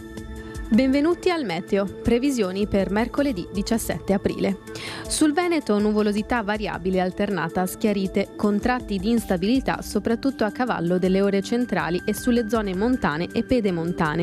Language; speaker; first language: Italian; native; Italian